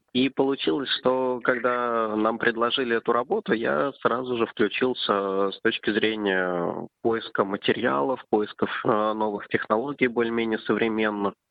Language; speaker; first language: Russian; native; Russian